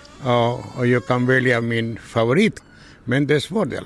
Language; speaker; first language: Swedish; non-native, fluent; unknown